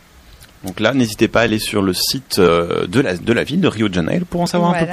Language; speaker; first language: French; native; French